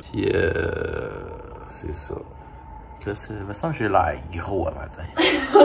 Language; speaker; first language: French; native; French